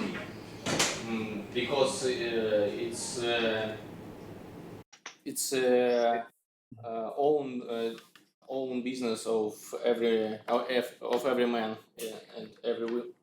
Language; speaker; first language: English; non-native, learner; Russian